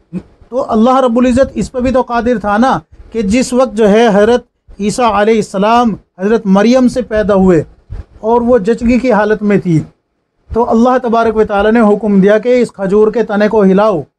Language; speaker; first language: Urdu; native; Urdu